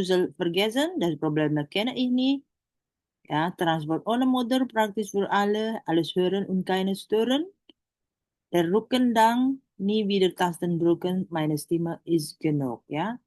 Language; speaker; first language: German; non-native, fluent; Indonesian